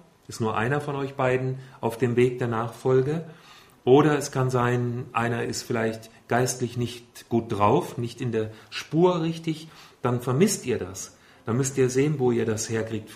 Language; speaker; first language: German; native; German